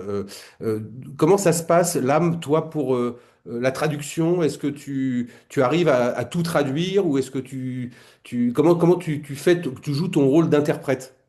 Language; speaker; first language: French; native; French